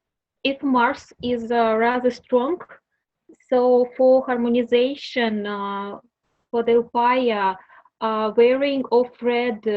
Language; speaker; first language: English; non-native, learner; Russian